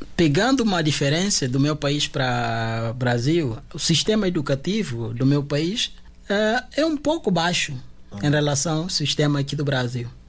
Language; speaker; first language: Portuguese; non-native, local second language; Upper Guinea Crioulo